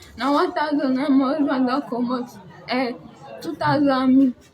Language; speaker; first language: Nigerian Pidgin; non-native, local second language; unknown